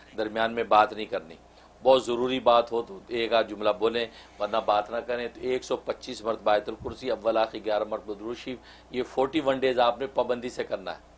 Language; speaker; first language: Urdu; non-native, local second language; Kashmiri